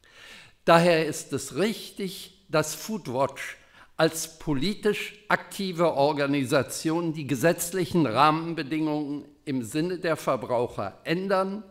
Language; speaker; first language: German; native; German